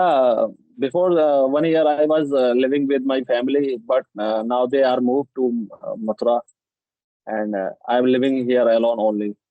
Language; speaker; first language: English; non-native, local second language; Hindi